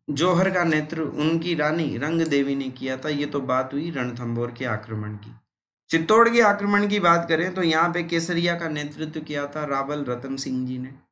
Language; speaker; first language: Hindi; native; Hindi